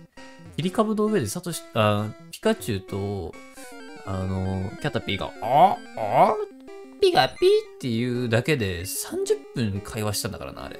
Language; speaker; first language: Japanese; native; Japanese